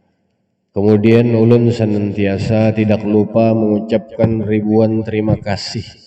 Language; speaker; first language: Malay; non-native, local second language; Banjar